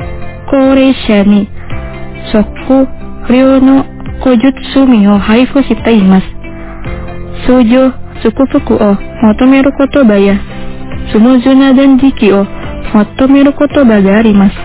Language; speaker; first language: Japanese; non-native, fluent; Indonesian